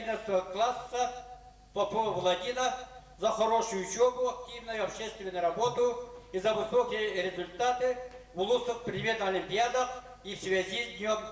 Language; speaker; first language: Russian; non-native, local second language; Yakut